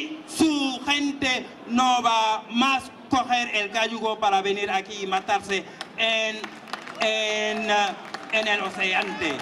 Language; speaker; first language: Spanish; non-native, fluent; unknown